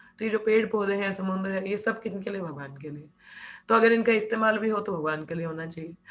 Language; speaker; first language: Hindi; non-native, local second language; Punjabi